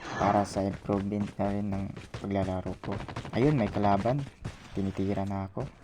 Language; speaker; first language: Filipino; non-native, local second language; Cebuano